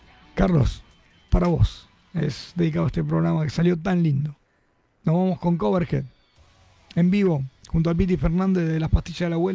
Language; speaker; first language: Spanish; native; Spanish